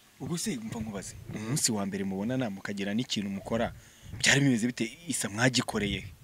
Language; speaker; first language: Kinyarwanda; native; Kinyarwanda